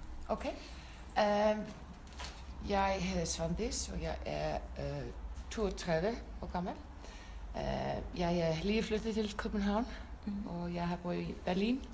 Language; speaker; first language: Danish; non-native, learner; Icelandic